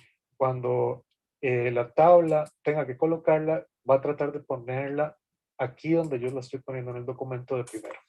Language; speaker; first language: Spanish; native; Spanish